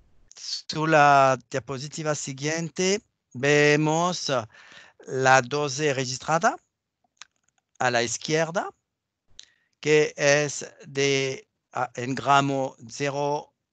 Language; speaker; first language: Spanish; non-native, learner; French